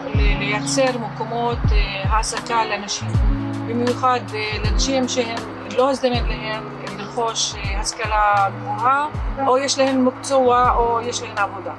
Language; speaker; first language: Hebrew; non-native, local second language; Arabic